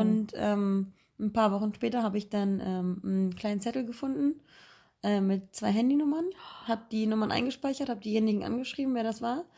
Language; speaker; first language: German; native; German